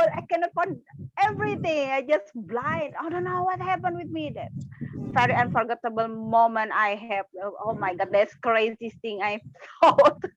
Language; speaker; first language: English; non-native, learner; Indonesian